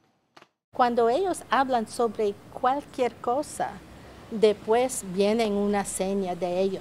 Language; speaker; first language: Spanish; non-native, fluent; English